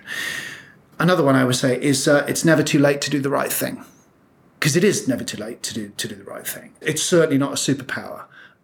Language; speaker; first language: English; native; English